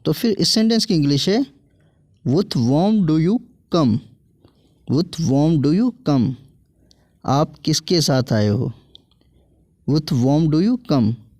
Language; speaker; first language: Urdu; native; Urdu